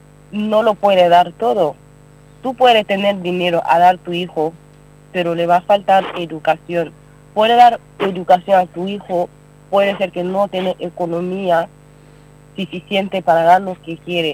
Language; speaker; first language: Spanish; non-native, learner; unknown